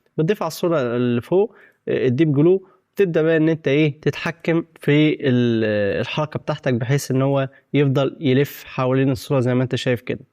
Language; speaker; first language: Egyptian Arabic; native; Egyptian Arabic